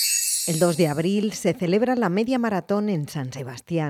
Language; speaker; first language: Spanish; native; Spanish